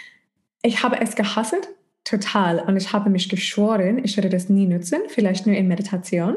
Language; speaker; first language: German; non-native, fluent; English